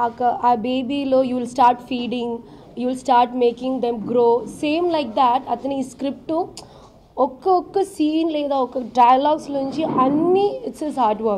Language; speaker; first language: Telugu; non-native, learner; Malayalam